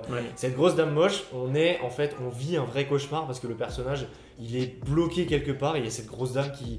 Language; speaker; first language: French; native; French